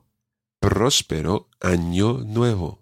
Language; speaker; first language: Spanish; non-native, fluent; English